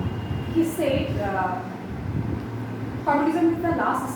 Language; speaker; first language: English; non-native, fluent; Bangla